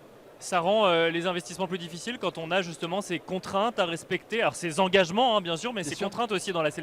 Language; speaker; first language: French; native; French